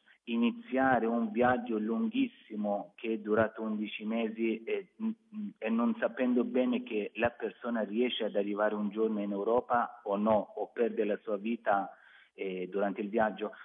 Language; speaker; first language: Italian; non-native, fluent; Persian